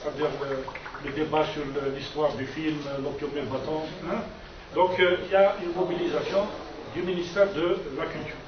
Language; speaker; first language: French; non-native, local second language; Kabyle